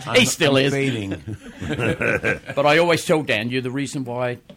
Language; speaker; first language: English; native; English